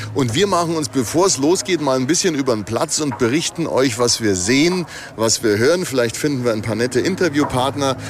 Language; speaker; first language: German; native; German